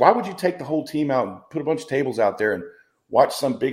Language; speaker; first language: English; native; English